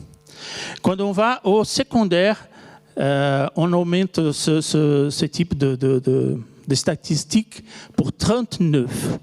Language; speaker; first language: French; non-native, fluent; Portuguese